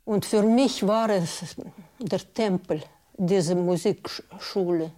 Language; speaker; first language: German; non-native, learner; Russian